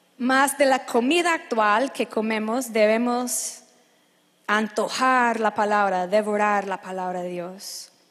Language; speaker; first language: Spanish; non-native, fluent; English